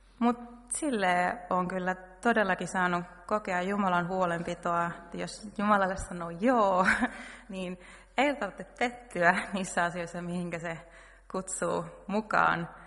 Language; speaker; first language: Finnish; native; Finnish